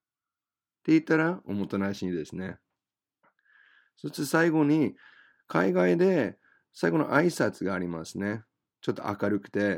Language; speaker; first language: Japanese; non-native, fluent; English